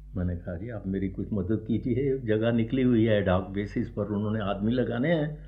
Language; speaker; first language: Hindi; native; Hindi